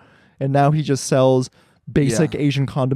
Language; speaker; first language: English; native; English